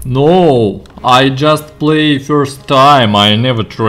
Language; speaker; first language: English; non-native, learner; Russian